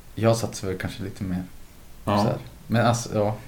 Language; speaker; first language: Swedish; native; Swedish